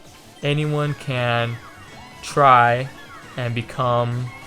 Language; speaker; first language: English; native; English